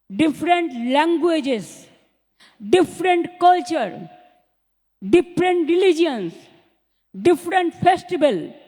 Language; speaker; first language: English; non-native, local second language; Bangla